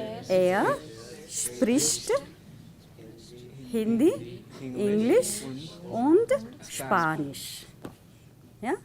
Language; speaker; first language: German; non-native, fluent; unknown